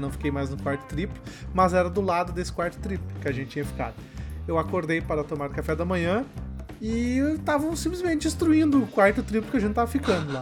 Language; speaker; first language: Portuguese; native; Portuguese